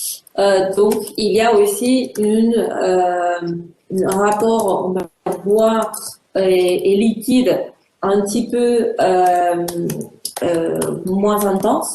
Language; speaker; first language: French; non-native, fluent; Spanish